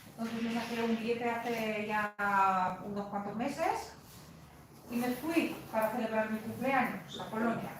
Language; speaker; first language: Spanish; non-native, fluent; Polish